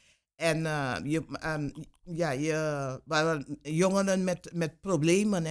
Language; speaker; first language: Dutch; non-native, local second language; Papiamento